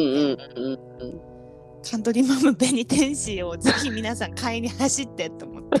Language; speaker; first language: Japanese; native; Japanese